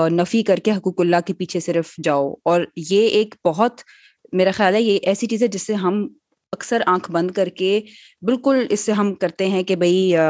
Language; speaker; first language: Urdu; native; Urdu